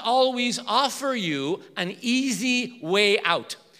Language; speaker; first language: English; native; English